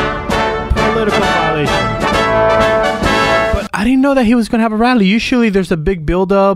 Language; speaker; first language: English; native; English